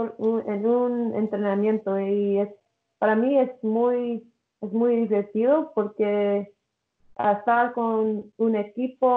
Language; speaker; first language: Spanish; early bilingual, heritage; English